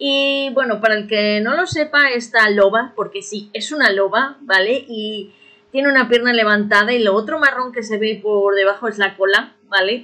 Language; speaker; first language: Spanish; native; Spanish